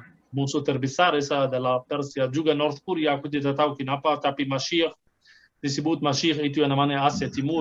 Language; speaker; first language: Indonesian; non-native, fluent; Arabic